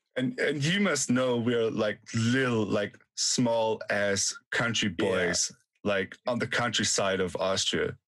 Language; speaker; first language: English; non-native, fluent; German